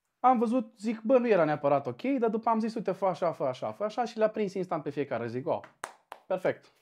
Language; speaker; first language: Romanian; native; Romanian